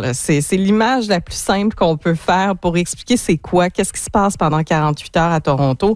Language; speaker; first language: French; native; French